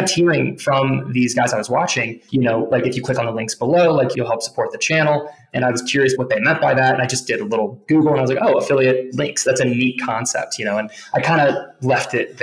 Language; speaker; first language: English; native; English